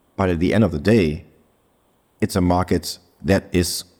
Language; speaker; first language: English; non-native, fluent; German